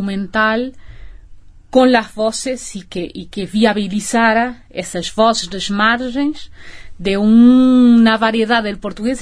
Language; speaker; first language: Spanish; non-native, fluent; Portuguese